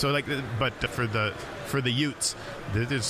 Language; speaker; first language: English; native; English